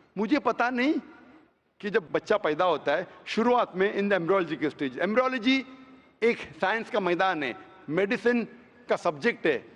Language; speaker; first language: Hindi; non-native, local second language; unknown